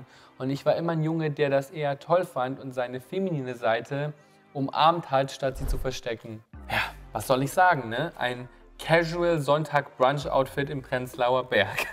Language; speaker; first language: German; native; German